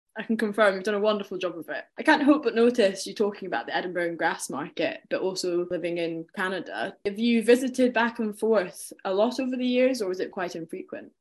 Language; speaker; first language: English; native; English